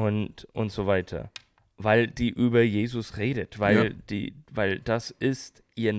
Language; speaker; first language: German; non-native, learner; English